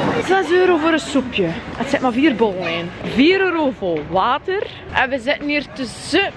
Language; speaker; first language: Dutch; native; Dutch